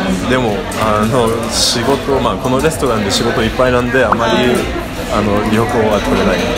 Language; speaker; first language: Japanese; non-native, fluent; English